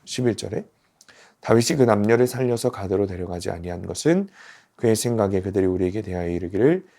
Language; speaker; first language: Korean; native; Korean